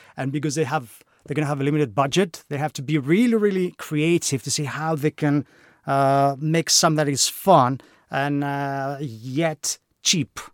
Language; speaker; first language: English; non-native, fluent; Greek